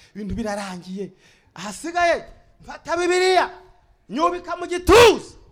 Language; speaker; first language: Kinyarwanda; native; Kinyarwanda